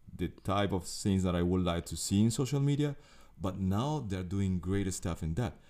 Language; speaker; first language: English; non-native, fluent; Spanish